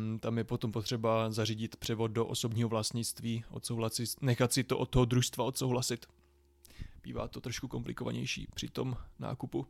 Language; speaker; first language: Czech; native; Czech